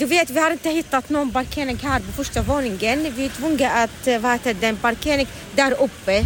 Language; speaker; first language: Swedish; non-native, learner; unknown